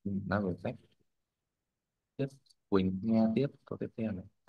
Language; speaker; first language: Vietnamese; native; Vietnamese